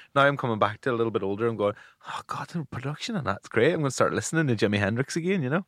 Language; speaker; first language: English; native; English